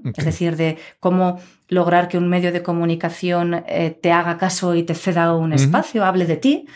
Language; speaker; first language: Spanish; native; Spanish